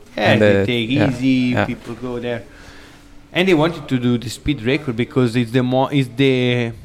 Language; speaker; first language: English; non-native, learner; Italian